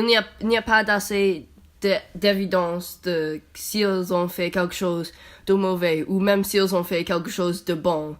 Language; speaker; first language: French; non-native, learner; English